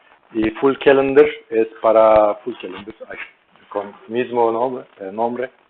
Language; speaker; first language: Spanish; non-native, learner; Turkish